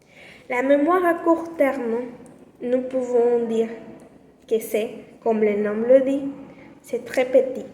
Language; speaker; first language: French; non-native, learner; Spanish